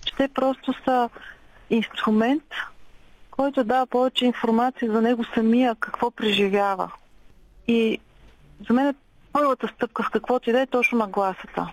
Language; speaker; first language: Bulgarian; native; Bulgarian